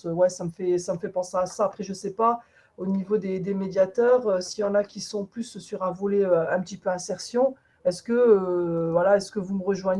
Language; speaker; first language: French; native; French